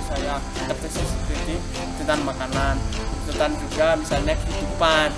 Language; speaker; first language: Indonesian; non-native, learner; Malagasy